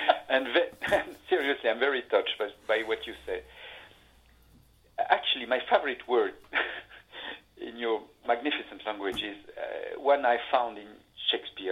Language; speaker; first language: English; non-native, fluent; French